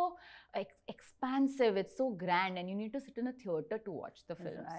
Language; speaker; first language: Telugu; non-native, learner; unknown